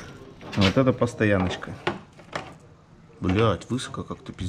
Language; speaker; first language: Russian; native; Russian